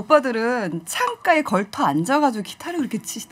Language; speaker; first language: Korean; native; Korean